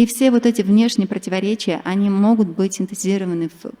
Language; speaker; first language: Russian; native; Russian